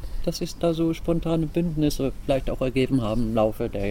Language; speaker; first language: German; native; German